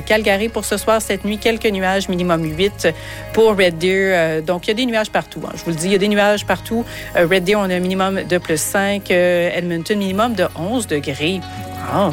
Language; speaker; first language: French; native; French